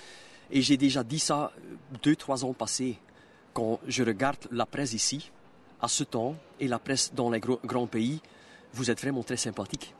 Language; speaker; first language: French; non-native, local second language; Dutch